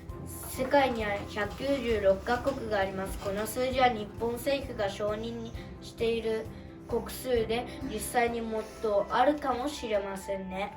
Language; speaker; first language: Japanese; early bilingual, other home language; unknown